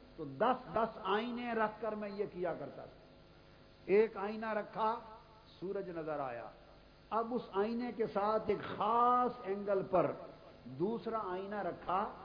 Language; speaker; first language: Urdu; non-native, local second language; Punjabi